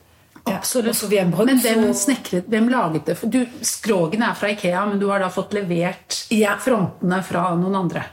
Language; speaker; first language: Norwegian; native; Norwegian